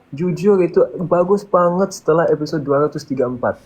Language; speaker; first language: Indonesian; early bilingual, other home language; English